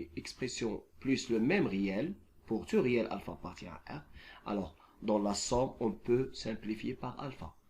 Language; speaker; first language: French; non-native, local second language; Arabic